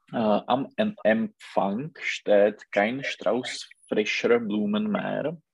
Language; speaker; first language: German; non-native, learner; Czech